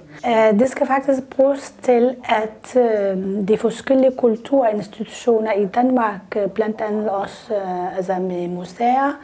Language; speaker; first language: Danish; non-native, fluent; Arabic